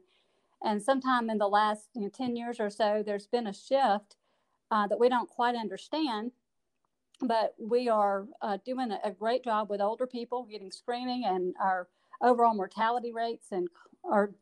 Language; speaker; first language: English; native; English